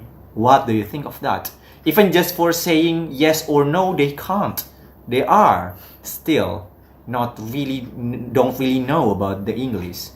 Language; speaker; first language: English; non-native, fluent; Indonesian